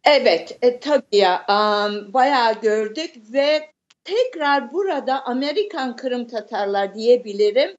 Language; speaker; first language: Turkish; early bilingual, heritage; Turkish